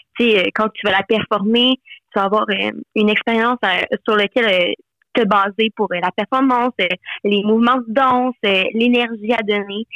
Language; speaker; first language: French; non-native, local second language; English